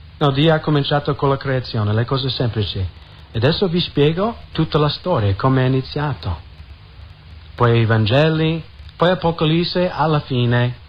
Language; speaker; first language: Italian; non-native, fluent; English